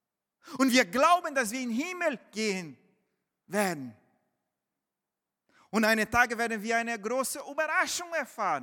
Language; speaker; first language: German; non-native, fluent; Portuguese